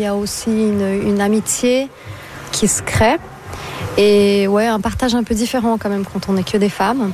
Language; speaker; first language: French; non-native, fluent; Portuguese